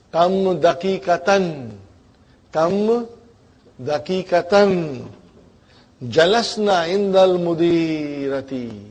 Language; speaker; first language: Arabic; non-native, fluent; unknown